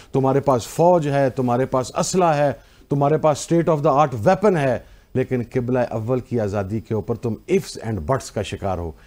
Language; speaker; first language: Urdu; non-native, local second language; Punjabi